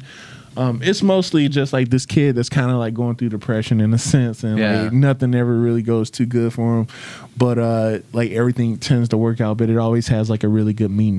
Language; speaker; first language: English; native; English